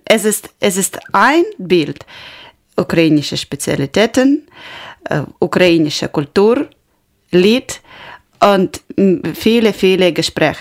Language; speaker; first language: German; non-native, learner; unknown